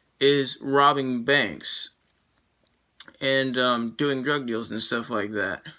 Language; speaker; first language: English; native; English